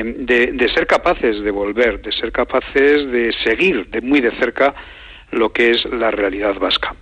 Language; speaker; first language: Spanish; native; Spanish